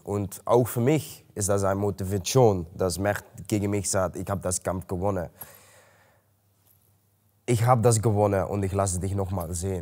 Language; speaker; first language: German; non-native, learner; Dutch